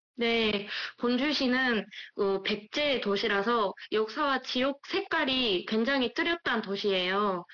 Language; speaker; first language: Korean; non-native, fluent; Japanese